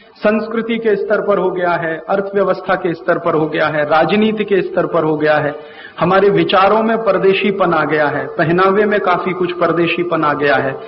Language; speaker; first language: Hindi; native; Hindi